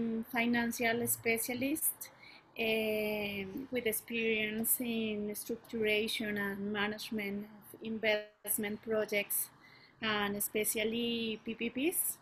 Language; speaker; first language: English; non-native, learner; Spanish